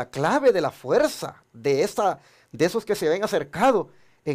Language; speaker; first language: Spanish; native; Spanish